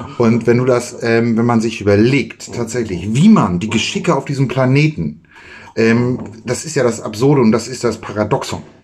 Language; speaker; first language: German; native; German